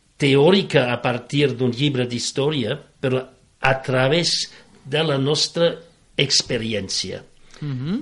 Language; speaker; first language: Catalan; non-native, fluent; French